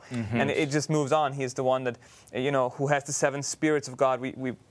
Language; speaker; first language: English; non-native, fluent; German